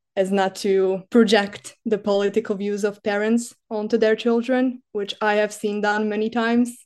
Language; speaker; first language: English; non-native, fluent; Slovak